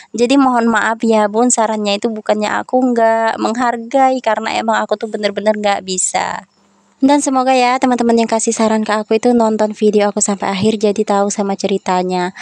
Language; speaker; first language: Indonesian; non-native, local second language; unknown